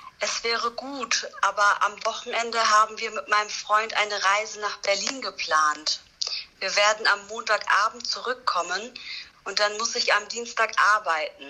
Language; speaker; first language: German; non-native, learner; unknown